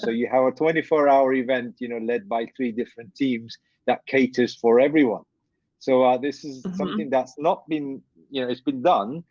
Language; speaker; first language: English; non-native, fluent; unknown